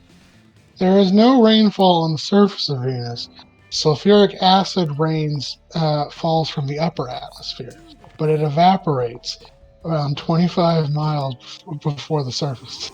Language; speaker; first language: English; native; English